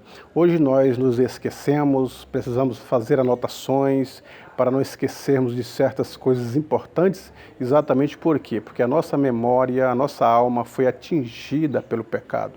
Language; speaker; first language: Portuguese; native; Portuguese